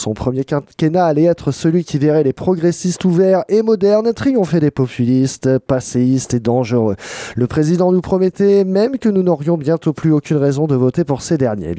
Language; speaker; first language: French; native; French